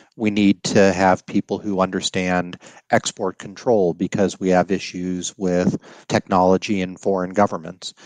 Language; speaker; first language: English; native; English